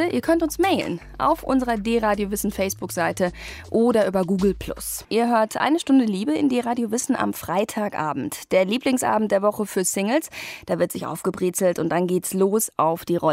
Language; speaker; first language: German; native; German